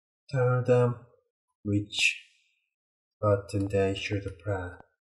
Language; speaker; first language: English; non-native, learner; Korean